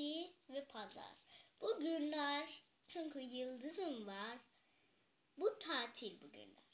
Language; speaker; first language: Turkish; non-native, learner; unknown